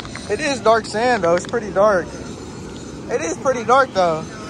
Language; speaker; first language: English; native; English